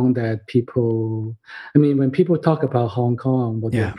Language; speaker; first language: English; non-native, local second language; Cantonese